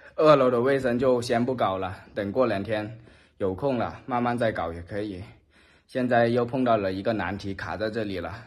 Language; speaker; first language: Chinese; non-native, local second language; Cantonese